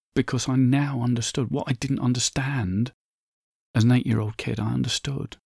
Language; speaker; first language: English; native; English